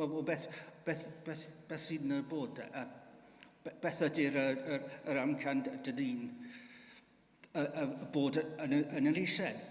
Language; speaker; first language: Welsh; non-native, learner; English